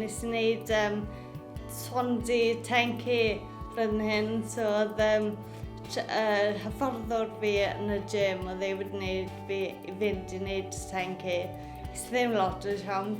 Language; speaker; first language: Welsh; native; Welsh